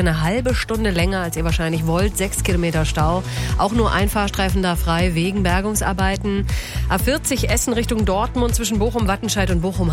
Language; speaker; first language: German; native; German